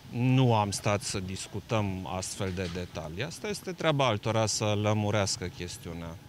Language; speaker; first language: Romanian; non-native, local second language; German